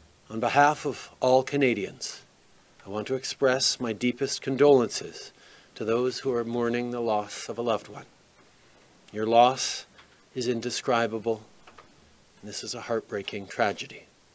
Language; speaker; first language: English; native; English